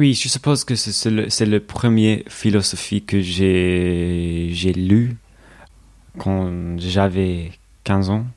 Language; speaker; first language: French; non-native, learner; English